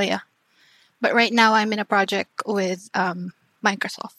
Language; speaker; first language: English; non-native, local second language; Filipino